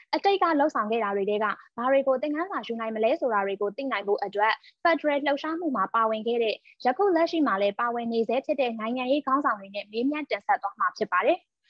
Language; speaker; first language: Burmese; native; Burmese